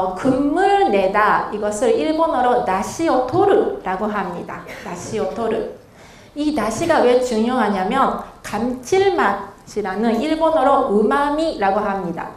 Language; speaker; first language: Korean; non-native, fluent; Japanese